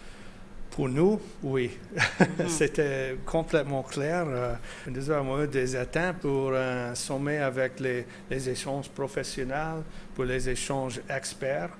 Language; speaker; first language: French; non-native, fluent; English